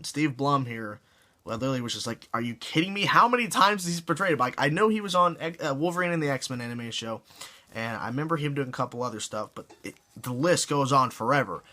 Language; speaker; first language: English; native; English